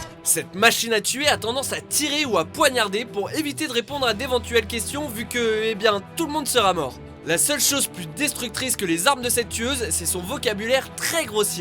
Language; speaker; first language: French; native; French